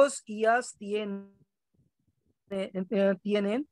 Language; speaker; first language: Spanish; non-native, learner; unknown